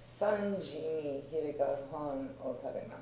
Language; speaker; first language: Japanese; non-native, learner; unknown